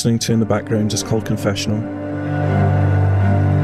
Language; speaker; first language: English; native; English